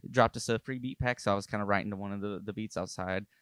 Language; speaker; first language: English; native; English